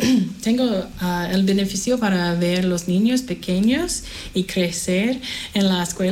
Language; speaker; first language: Spanish; non-native, fluent; English